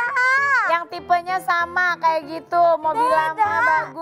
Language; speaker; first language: Indonesian; native; Indonesian